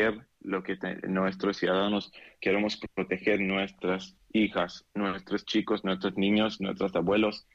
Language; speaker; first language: Spanish; non-native, learner; Hebrew